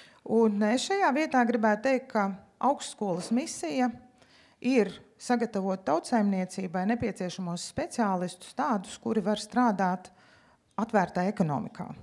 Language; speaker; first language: Latvian; native; Latvian